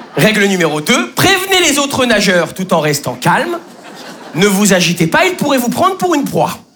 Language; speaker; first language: French; native; French